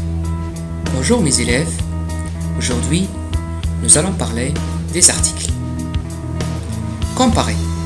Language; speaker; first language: French; non-native, fluent; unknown